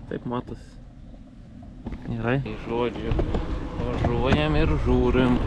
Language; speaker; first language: Lithuanian; native; Lithuanian